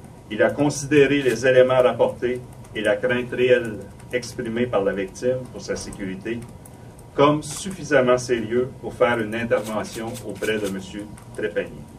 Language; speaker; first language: French; native; French